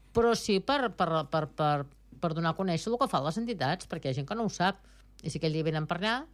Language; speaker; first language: Catalan; native; Catalan